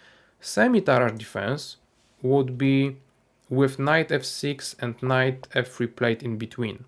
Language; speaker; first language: English; non-native, fluent; Polish